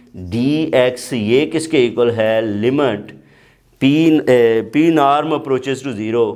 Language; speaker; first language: Urdu; non-native, local second language; Punjabi